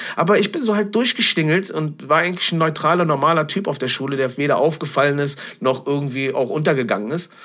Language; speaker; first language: German; native; German